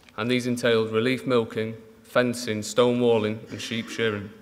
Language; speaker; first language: English; native; English